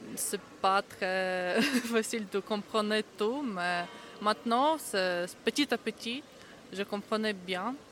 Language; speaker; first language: French; non-native, learner; Ukrainian